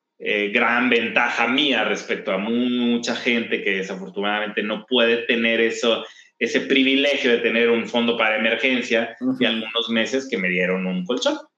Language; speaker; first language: Spanish; native; Spanish